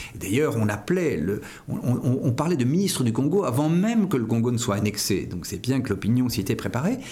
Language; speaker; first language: French; native; French